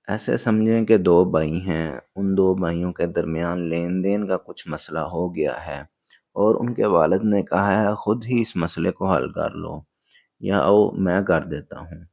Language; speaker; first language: Urdu; native; Urdu